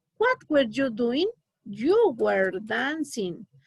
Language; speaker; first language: English; non-native, learner; Spanish